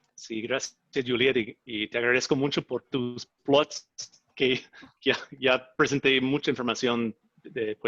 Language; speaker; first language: Spanish; non-native, fluent; English